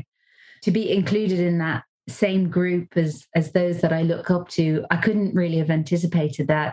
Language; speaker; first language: English; native; English